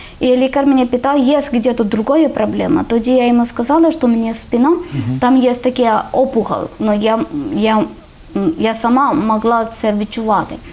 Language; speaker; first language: Ukrainian; non-native, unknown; Malayalam